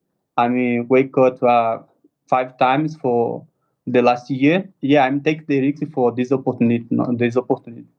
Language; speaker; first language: English; non-native, learner; Portuguese